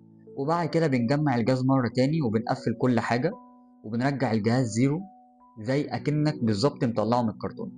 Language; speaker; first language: Arabic; native; Arabic